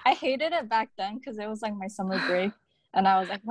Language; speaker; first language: English; early bilingual, other home language; Japanese